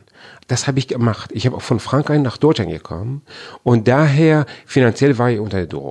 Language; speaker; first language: German; non-native, fluent; Persian